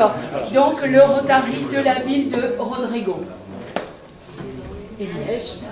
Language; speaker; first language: French; native; French